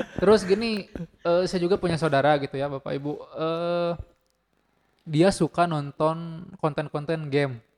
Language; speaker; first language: Indonesian; non-native, local second language; Sundanese